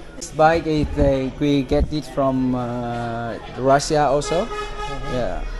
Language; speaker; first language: English; non-native, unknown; Vietnamese